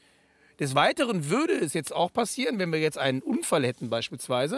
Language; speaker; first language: German; native; German